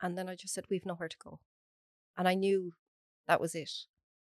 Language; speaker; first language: English; native; English